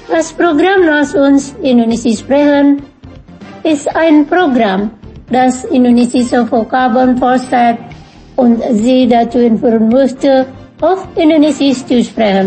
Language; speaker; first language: German; non-native, fluent; Indonesian